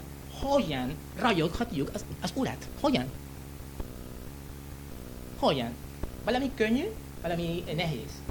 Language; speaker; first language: Hungarian; non-native, learner; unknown